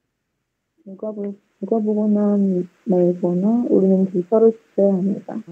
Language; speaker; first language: Korean; non-native, learner; Indonesian